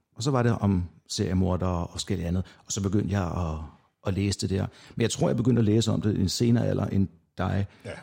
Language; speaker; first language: Danish; native; Danish